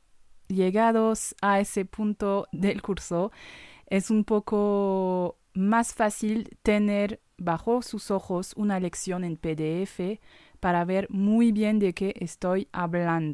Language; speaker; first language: Spanish; non-native, fluent; French